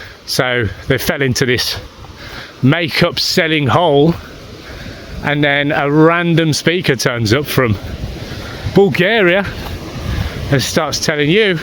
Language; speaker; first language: English; native; English